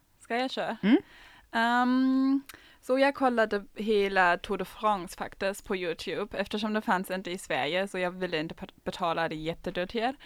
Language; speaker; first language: Swedish; non-native, fluent; German